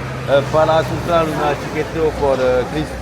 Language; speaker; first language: Spanish; non-native, learner; French